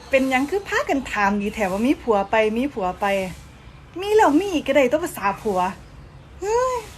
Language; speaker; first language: Thai; native; Thai